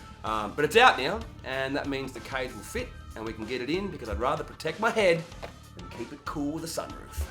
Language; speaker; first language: English; native; English